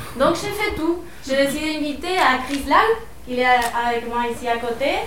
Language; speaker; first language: French; non-native, fluent; Spanish